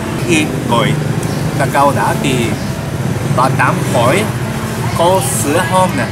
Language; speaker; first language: Vietnamese; non-native, learner; Japanese